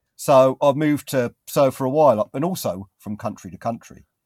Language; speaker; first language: English; native; English